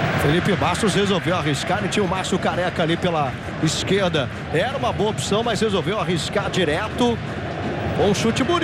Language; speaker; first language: Portuguese; native; Portuguese